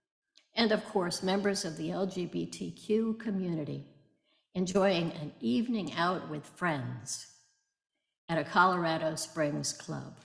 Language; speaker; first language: English; native; English